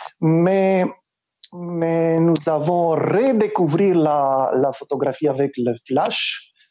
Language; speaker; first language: French; non-native, fluent; Romanian